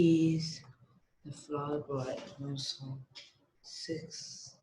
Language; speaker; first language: English; non-native, learner; Vietnamese